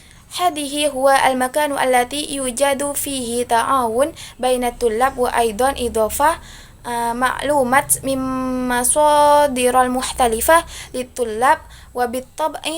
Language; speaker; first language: Arabic; non-native, learner; Indonesian